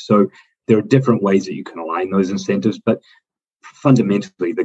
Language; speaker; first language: English; native; English